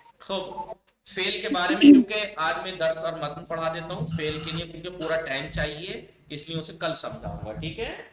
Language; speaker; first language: Urdu; native; Urdu